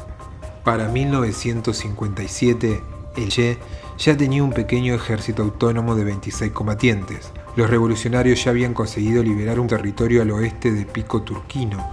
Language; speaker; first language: Spanish; native; Spanish